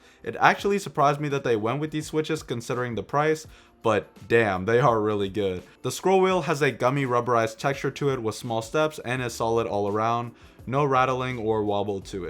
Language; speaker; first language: English; native; English